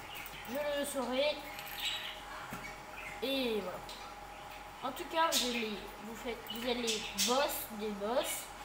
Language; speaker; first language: French; native; French